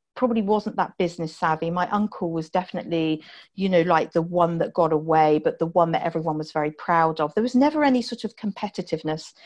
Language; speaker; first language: English; native; English